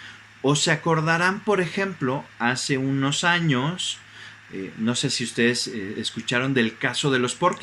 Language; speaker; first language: Spanish; native; Spanish